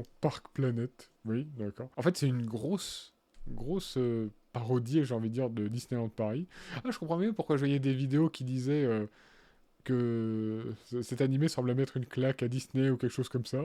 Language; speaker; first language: French; native; French